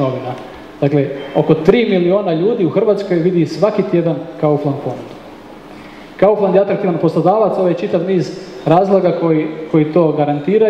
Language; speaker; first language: Croatian; native; Croatian